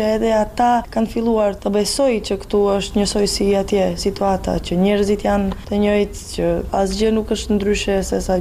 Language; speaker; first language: Albanian; non-native, fluent; Serbian